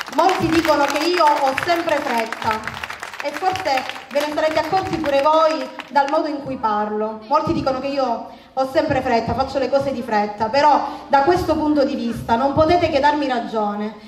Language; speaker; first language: Italian; native; Italian